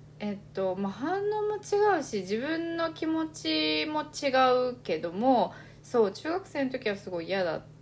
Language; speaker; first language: Japanese; early bilingual, other home language; Chinese